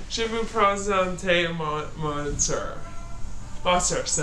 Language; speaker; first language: French; non-native, learner; English